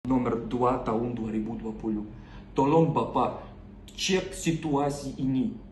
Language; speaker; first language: Indonesian; non-native, learner; Russian